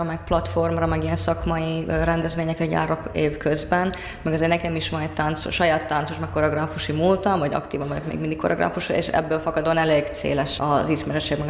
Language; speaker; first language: Hungarian; non-native, fluent; Finnish